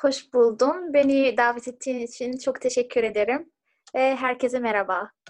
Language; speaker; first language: Turkish; non-native, fluent; Arabic